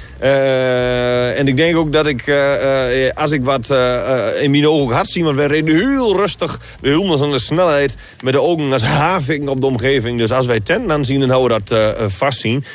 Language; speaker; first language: Dutch; native; Dutch